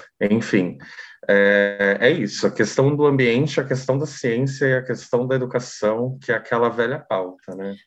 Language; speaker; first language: Portuguese; native; Portuguese